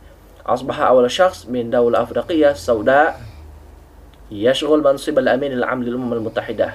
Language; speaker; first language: Arabic; non-native, fluent; Indonesian